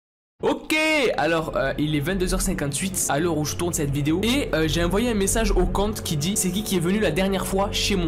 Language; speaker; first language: French; native; French